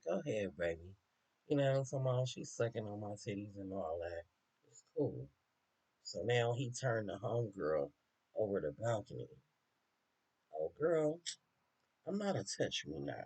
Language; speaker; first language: English; native; English